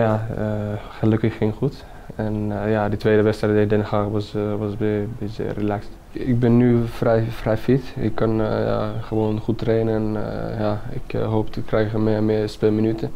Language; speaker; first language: Dutch; non-native, fluent; Finnish